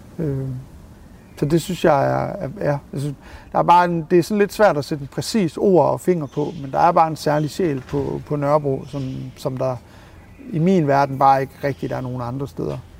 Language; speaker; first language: Danish; native; Danish